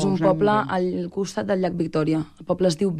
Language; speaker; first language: Catalan; native; Catalan